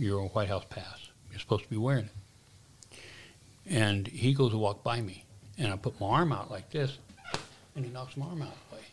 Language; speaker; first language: English; native; English